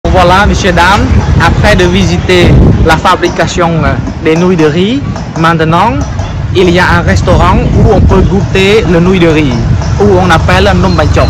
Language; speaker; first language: French; non-native, fluent; Khmer